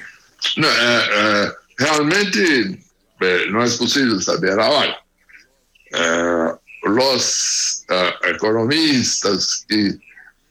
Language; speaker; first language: Spanish; non-native, learner; Portuguese